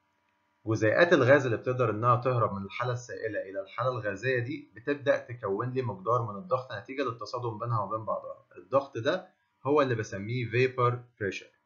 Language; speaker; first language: Arabic; native; Arabic